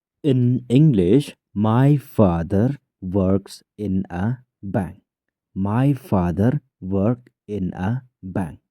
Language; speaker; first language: English; non-native, local second language; Khasi